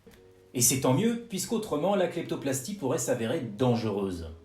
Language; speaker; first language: French; native; French